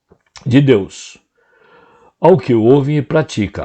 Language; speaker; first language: Portuguese; native; Portuguese